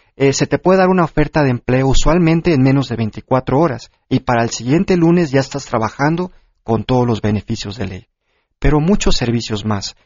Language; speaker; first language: Spanish; early bilingual, heritage; Spanish